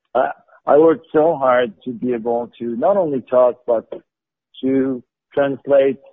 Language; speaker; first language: English; non-native, fluent; Arabic